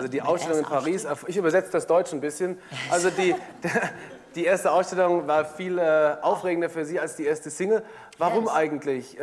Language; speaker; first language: German; native; German